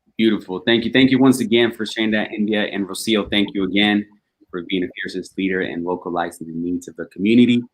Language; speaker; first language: English; early bilingual, other home language; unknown